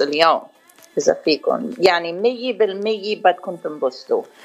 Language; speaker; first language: Arabic; early bilingual, heritage; Arabic